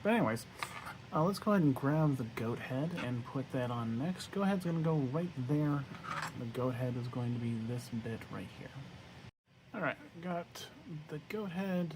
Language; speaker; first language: English; native; English